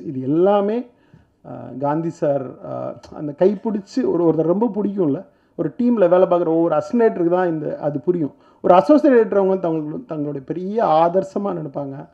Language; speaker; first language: Tamil; native; Tamil